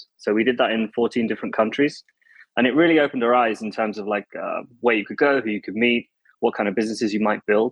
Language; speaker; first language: English; native; English